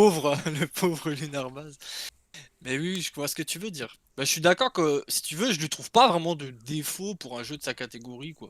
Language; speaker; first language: French; native; French